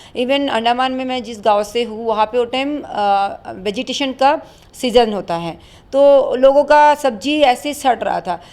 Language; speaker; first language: Hindi; non-native, local second language; Bangla